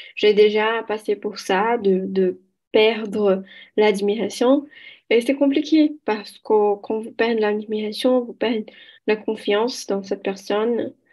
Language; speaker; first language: French; non-native, learner; Portuguese